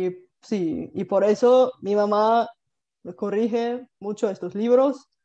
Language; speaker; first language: Spanish; non-native, fluent; Bulgarian